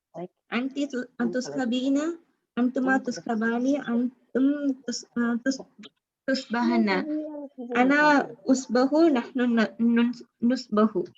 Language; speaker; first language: Arabic; non-native, learner; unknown